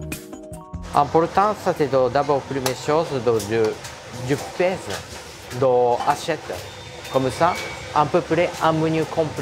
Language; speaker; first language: French; non-native, learner; Japanese